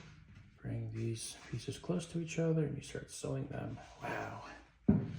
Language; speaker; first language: English; native; English